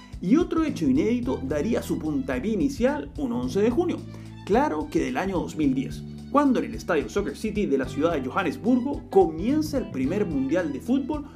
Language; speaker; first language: Spanish; native; Spanish